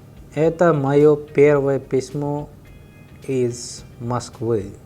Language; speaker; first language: Russian; non-native, fluent; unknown